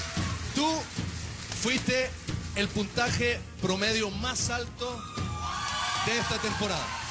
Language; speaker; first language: Spanish; native; Spanish